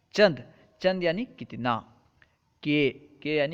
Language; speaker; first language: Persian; non-native, fluent; Urdu